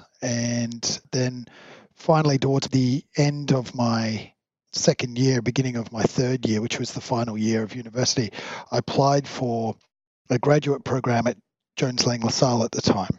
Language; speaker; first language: English; native; English